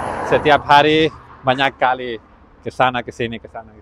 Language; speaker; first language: Indonesian; non-native, learner; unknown